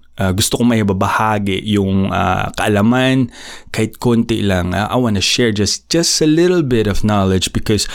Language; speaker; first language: English; non-native, local second language; Filipino